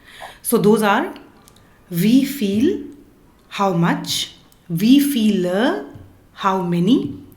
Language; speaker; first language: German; non-native, fluent; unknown